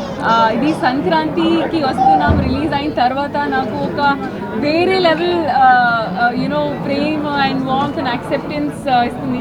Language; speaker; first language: Telugu; non-native, fluent; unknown